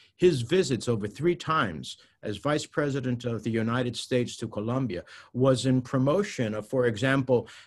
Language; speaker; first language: English; early bilingual, other home language; Spanish